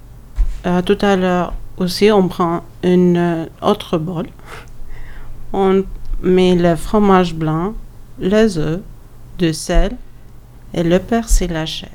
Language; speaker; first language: French; non-native, learner; Albanian